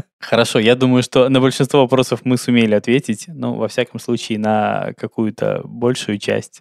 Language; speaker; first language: Russian; native; Russian